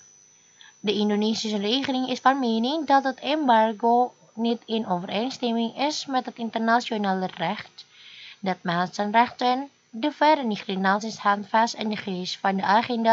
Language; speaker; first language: Dutch; non-native, fluent; Indonesian